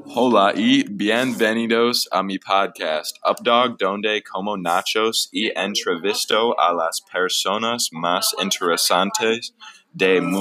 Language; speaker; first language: Spanish; non-native, learner; English